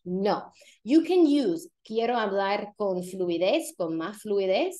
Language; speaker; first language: Spanish; non-native, fluent; English